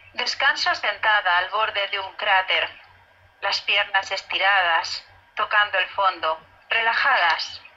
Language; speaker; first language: Spanish; native; Spanish